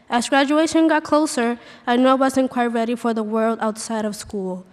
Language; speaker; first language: English; early bilingual, other home language; Spanish